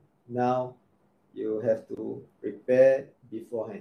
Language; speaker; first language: English; non-native, local second language; Malay